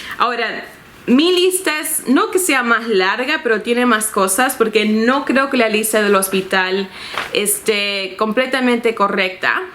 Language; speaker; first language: Spanish; early bilingual, heritage; Spanish